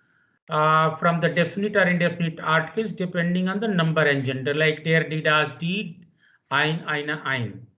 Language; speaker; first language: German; non-native, fluent; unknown